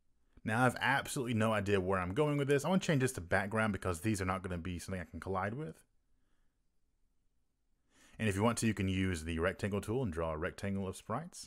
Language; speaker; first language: English; native; English